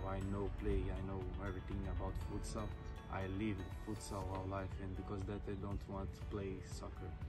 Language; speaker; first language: English; non-native, learner; Portuguese